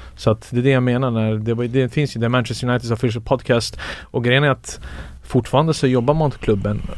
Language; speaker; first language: Swedish; early bilingual, other home language; Serbian